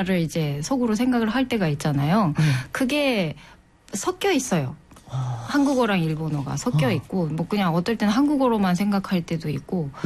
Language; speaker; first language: Korean; non-native, fluent; Japanese